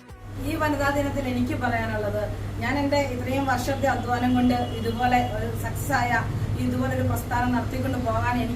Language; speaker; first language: Malayalam; native; Malayalam